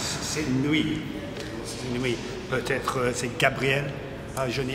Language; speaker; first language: French; non-native, learner; English